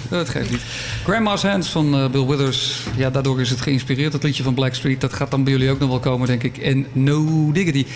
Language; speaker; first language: Dutch; native; Dutch